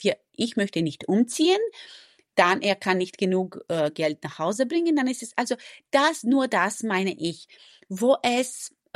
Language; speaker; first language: German; non-native, fluent; Romanian